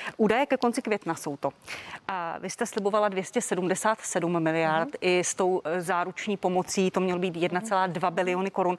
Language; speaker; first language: Czech; native; Czech